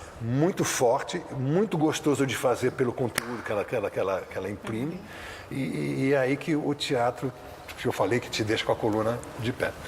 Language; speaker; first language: Portuguese; native; Portuguese